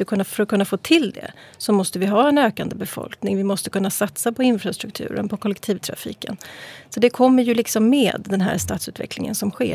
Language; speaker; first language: Swedish; native; Swedish